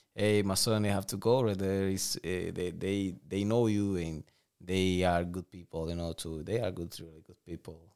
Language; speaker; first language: English; non-native, learner; Spanish